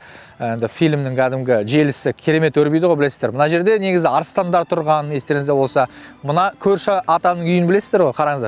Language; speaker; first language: Kazakh; native; Kazakh